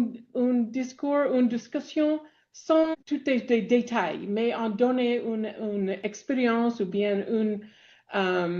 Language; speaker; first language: French; non-native, fluent; English